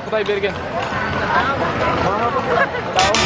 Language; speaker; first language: Indonesian; non-native, learner; Kazakh